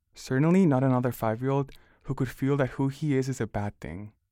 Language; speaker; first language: English; early bilingual, other home language; Spanish